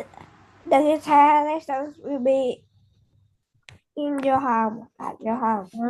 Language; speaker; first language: English; non-native, learner; Vietnamese